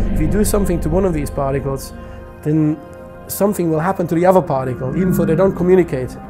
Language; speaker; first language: English; non-native, fluent; German